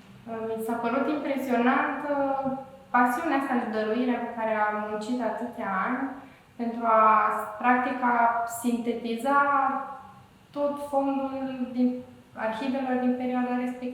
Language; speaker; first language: Romanian; native; Romanian